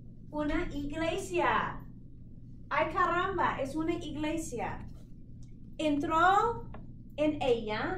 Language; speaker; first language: Spanish; non-native, fluent; English